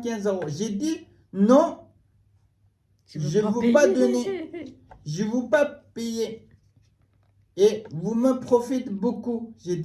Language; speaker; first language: French; non-native, learner; Tibetan